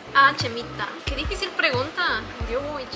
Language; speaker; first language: Spanish; native; Spanish